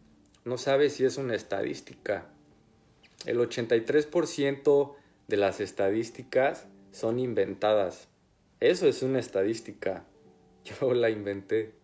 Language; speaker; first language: Spanish; native; Spanish